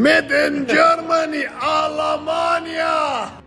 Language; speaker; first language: English; non-native, learner; Arabic